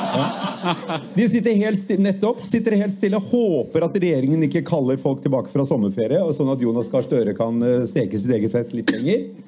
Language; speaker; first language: Norwegian; native; Norwegian